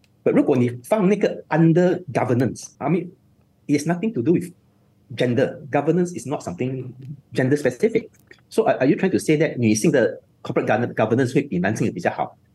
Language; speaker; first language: English; non-native, local second language; Chinese